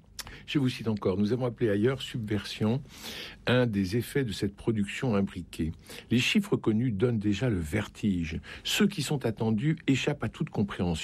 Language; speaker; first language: French; native; French